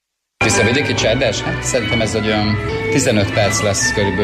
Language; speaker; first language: Hungarian; native; Hungarian